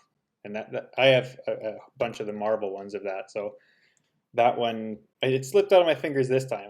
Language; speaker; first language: English; native; English